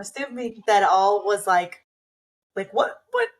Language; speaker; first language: English; native; English